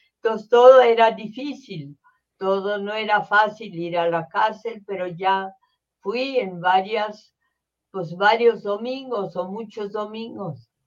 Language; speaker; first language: Spanish; early bilingual, other home language; French